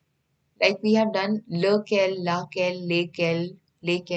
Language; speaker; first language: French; non-native, fluent; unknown